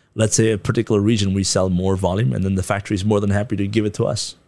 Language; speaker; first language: English; non-native, local second language; Tibetan